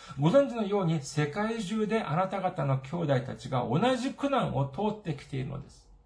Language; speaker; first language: Japanese; non-native, fluent; Korean